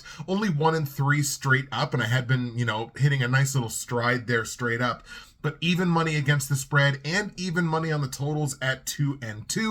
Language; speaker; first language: English; native; English